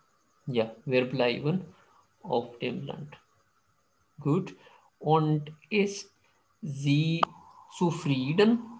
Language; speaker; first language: German; non-native, fluent; Urdu